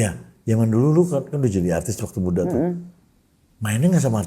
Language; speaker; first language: Indonesian; native; Indonesian